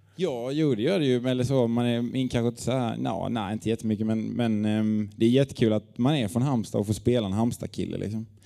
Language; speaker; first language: Swedish; native; Swedish